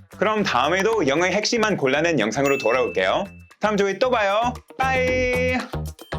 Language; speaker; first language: Korean; native; Korean